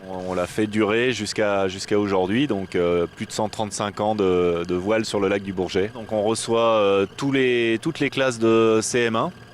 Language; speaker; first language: French; native; French